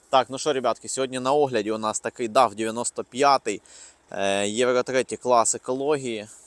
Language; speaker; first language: Ukrainian; non-native, local second language; Russian